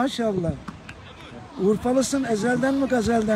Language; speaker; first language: Turkish; native; Turkish